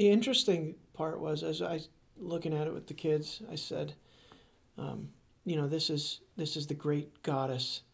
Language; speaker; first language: English; native; English